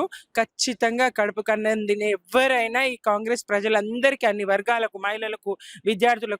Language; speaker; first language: Telugu; native; Telugu